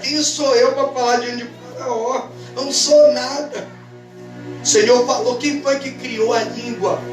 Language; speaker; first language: Portuguese; native; Portuguese